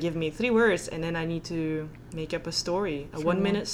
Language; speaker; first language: English; non-native, fluent; Dutch